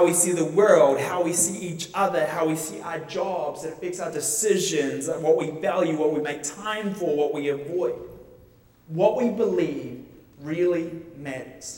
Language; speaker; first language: English; native; English